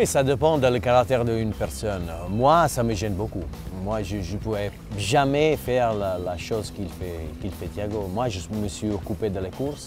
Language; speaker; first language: French; non-native, fluent; Italian